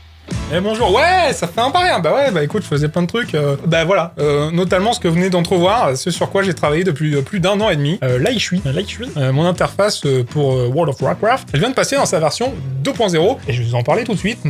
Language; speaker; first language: French; native; French